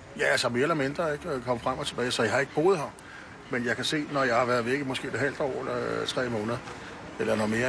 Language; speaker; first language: Danish; native; Danish